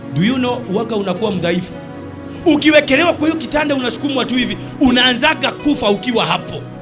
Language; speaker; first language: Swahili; native; Swahili